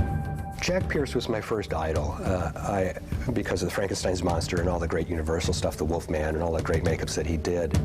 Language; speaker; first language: English; native; English